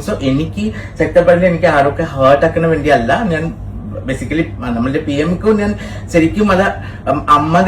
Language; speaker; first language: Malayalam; non-native, fluent; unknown